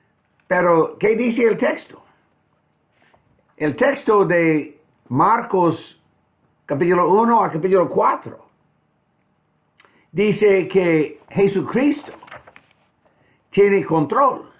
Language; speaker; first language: Spanish; non-native, fluent; English